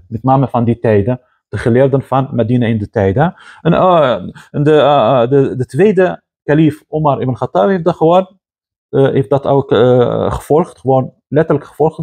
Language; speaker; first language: Dutch; non-native, fluent; Arabic